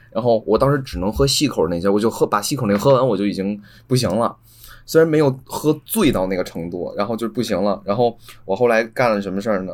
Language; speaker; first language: Chinese; native; Chinese